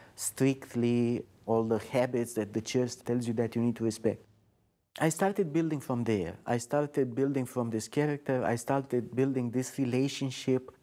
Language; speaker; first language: English; non-native, fluent; Romanian